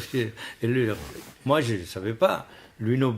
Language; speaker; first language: French; non-native, learner; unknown